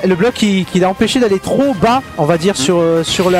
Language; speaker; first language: French; native; French